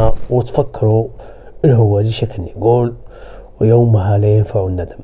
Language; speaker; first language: Arabic; native; Arabic